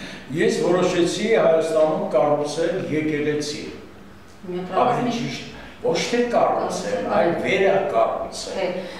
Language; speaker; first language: Armenian; non-native, local second language; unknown